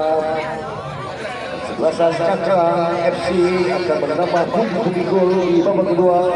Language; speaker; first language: Indonesian; native; Indonesian